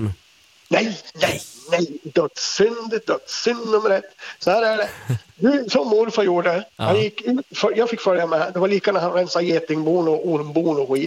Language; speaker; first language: Swedish; native; Swedish